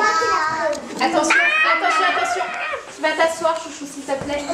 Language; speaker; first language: French; native; French